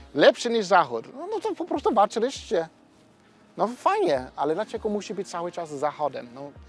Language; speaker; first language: Polish; non-native, fluent; English